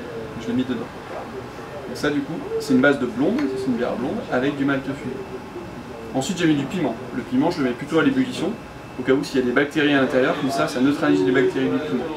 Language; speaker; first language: French; native; French